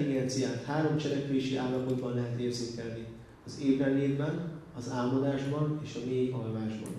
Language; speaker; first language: Hungarian; native; Hungarian